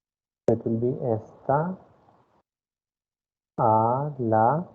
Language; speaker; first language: Spanish; non-native, fluent; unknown